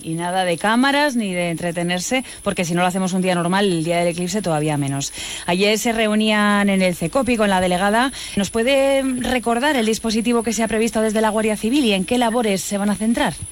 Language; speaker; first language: Spanish; native; Spanish